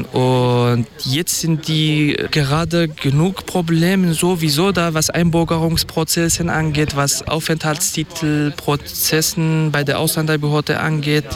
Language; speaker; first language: German; non-native, fluent; Kurdish